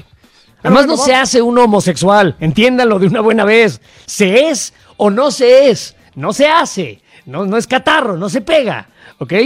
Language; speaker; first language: Spanish; native; Spanish